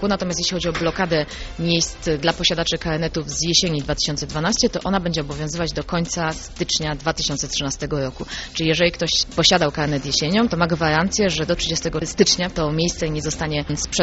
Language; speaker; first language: Polish; native; Polish